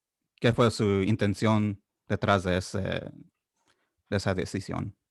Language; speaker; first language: Spanish; non-native, fluent; English